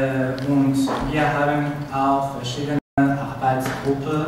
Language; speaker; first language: German; non-native, learner; Spanish